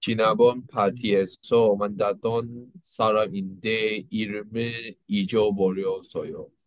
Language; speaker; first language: Korean; non-native, learner; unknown